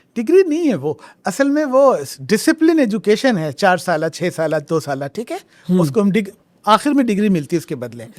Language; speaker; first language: Urdu; native; Urdu